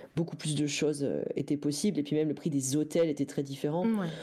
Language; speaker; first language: French; native; French